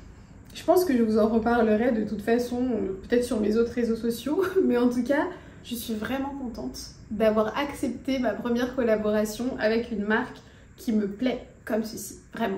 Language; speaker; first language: French; native; French